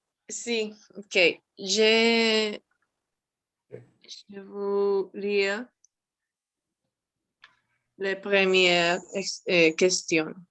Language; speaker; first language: French; non-native, learner; Spanish